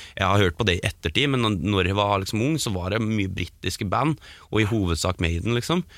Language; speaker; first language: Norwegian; native; Norwegian